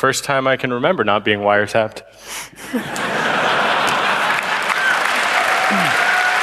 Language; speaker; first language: English; native; English